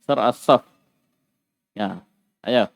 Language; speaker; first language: Indonesian; native; Indonesian